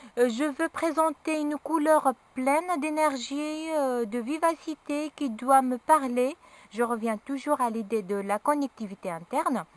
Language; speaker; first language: French; non-native, local second language; Arabic